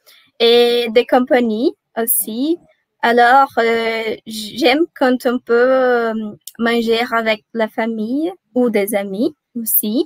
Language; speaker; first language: French; non-native, learner; Portuguese